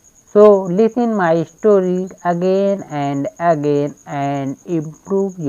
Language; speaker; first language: English; non-native, learner; Hindi